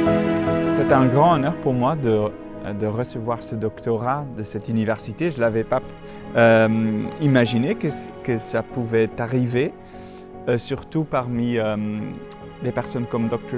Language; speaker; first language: French; non-native, local second language; Dutch